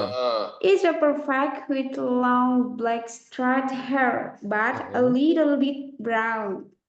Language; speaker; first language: English; non-native, learner; Indonesian